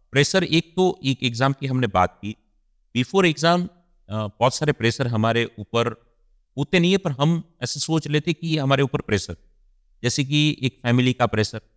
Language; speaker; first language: Hindi; non-native, local second language; Gujarati